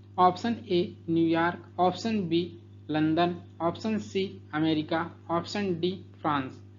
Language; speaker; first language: Hindi; native; Hindi